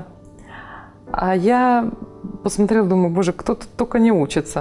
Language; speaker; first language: Russian; native; Russian